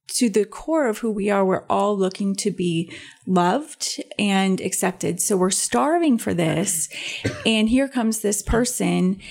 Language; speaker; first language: English; native; English